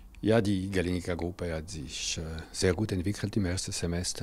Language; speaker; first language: German; non-native, local second language; French